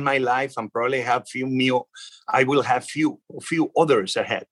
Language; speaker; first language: English; non-native, fluent; Spanish